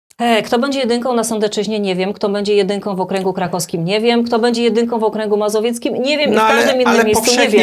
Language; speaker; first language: Polish; native; Polish